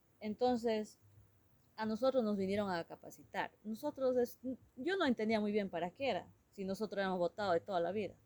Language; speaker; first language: Spanish; non-native, local second language; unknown